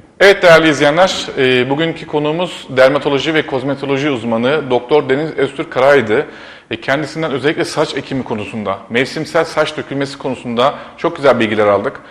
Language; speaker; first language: Turkish; native; Turkish